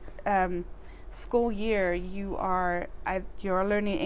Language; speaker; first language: English; native; English